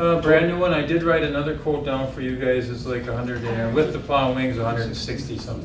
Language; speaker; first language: English; native; English